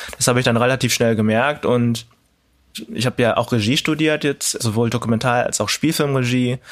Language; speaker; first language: German; early bilingual, other home language; Cantonese